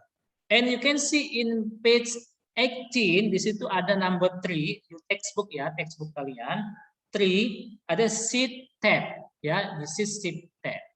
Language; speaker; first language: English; non-native, learner; Indonesian